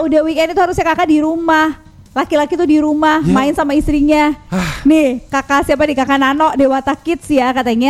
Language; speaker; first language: Indonesian; native; Indonesian